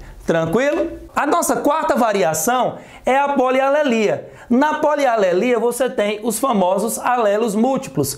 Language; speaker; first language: Portuguese; native; Portuguese